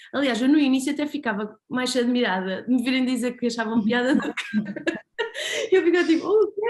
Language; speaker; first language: Portuguese; native; Portuguese